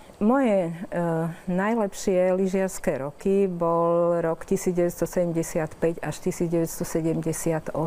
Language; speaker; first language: Slovak; native; Slovak